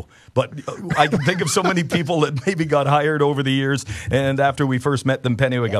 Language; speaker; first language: English; native; English